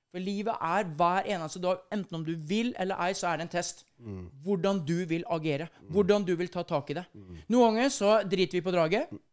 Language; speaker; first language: Norwegian; native; Norwegian